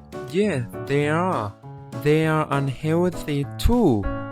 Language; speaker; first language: English; non-native, fluent; Thai